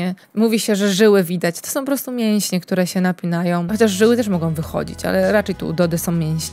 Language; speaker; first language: Polish; native; Polish